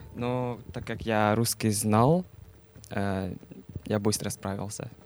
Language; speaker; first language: Russian; non-native, fluent; Mongolian